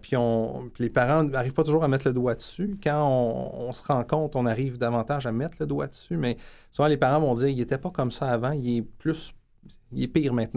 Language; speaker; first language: French; native; French